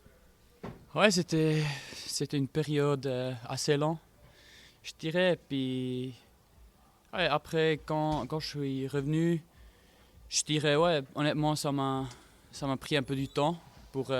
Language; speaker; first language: French; non-native, fluent; German